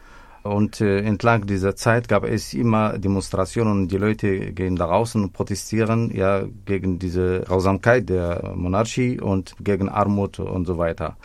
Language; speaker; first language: German; non-native, fluent; Arabic